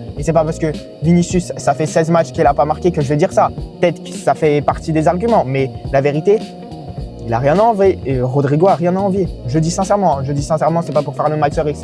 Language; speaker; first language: French; native; French